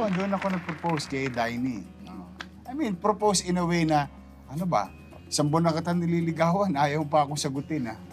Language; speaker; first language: Filipino; native; Filipino